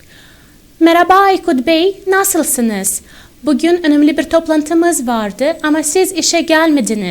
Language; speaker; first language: Turkish; non-native, fluent; Russian